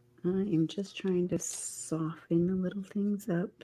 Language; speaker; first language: English; native; English